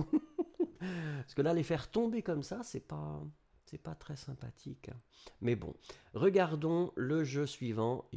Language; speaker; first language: French; native; French